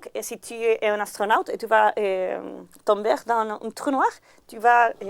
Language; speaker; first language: French; non-native, learner; Spanish